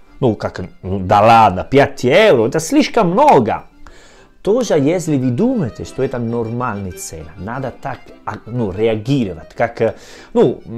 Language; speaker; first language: Russian; non-native, learner; Italian